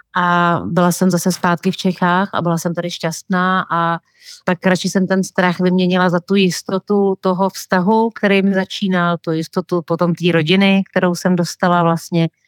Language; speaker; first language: Czech; native; Czech